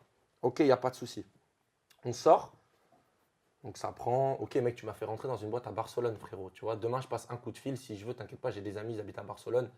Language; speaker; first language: French; native; French